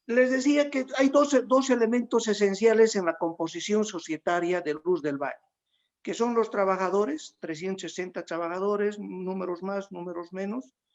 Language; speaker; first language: Spanish; native; Spanish